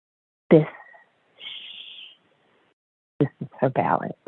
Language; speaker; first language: English; native; English